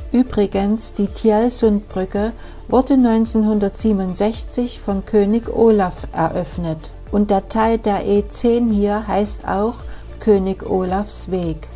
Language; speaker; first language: German; native; German